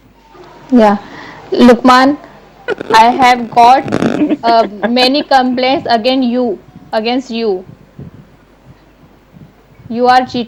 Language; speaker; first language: English; non-native, learner; Hindi